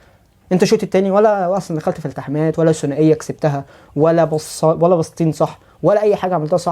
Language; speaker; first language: Arabic; native; Arabic